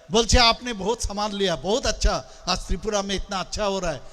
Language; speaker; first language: Hindi; non-native, local second language; Bangla